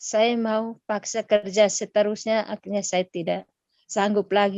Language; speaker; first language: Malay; non-native, local second language; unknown